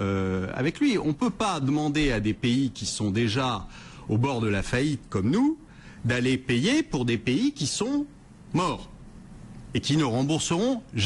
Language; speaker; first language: French; native; French